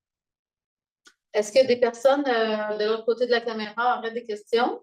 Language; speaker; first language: French; native; French